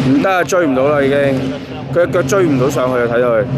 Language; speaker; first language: Chinese; native; Chinese